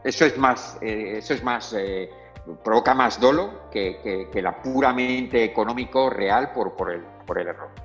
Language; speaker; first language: Spanish; native; Spanish